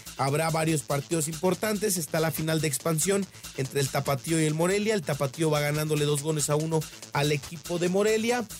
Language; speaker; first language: Spanish; native; Spanish